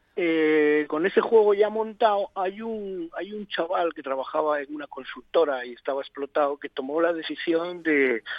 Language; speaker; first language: Spanish; native; Spanish